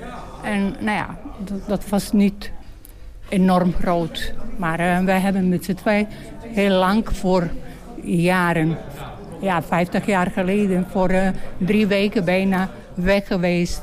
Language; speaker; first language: Dutch; non-native, learner; Bosnian